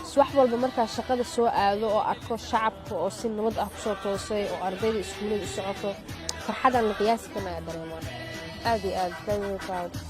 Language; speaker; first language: Somali; early bilingual, heritage; Somali